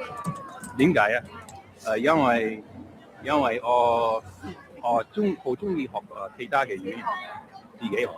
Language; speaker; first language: Cantonese; non-native, learner; English